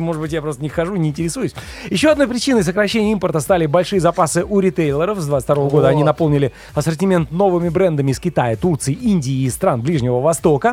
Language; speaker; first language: Russian; native; Russian